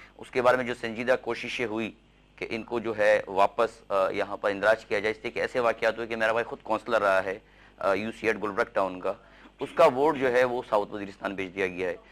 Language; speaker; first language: Urdu; native; Urdu